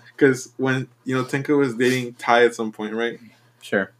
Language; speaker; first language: English; non-native, fluent; Spanish